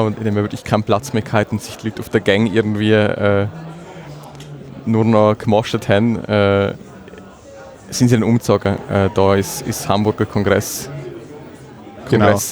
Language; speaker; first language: German; native; German